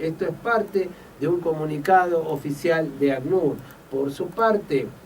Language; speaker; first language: Spanish; native; Spanish